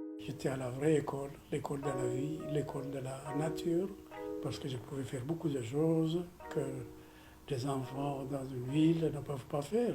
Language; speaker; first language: French; non-native, fluent; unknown